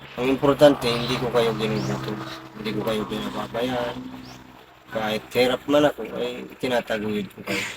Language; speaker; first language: Filipino; non-native, local second language; Bikol